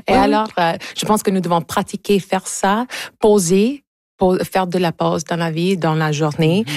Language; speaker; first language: French; non-native, local second language; English